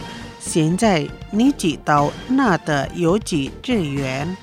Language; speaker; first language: Chinese; non-native, fluent; Indonesian